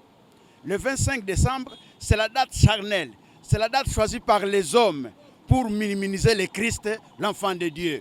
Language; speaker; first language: French; non-native, local second language; Lingala